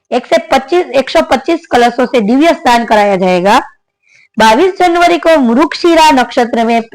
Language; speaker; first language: Hindi; non-native, local second language; Gujarati